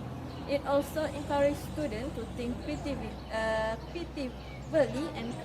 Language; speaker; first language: English; non-native, local second language; Malay